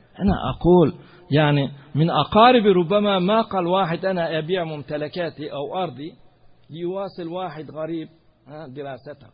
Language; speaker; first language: Arabic; non-native, fluent; Turkish